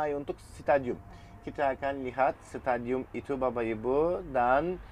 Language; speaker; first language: Indonesian; non-native, fluent; Turkish